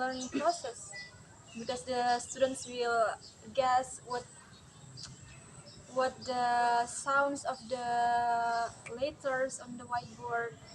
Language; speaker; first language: English; non-native, learner; Indonesian